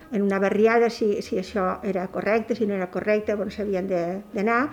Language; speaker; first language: Catalan; native; Catalan